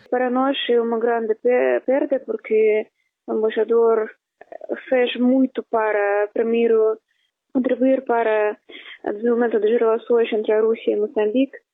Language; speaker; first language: Portuguese; non-native, fluent; Russian